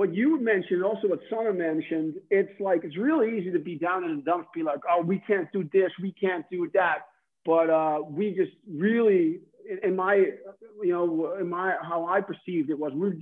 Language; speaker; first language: English; non-native, fluent; Dutch